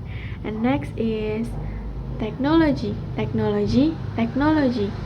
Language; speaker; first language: English; non-native, learner; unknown